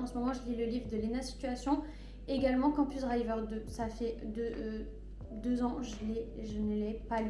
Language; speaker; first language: French; native; French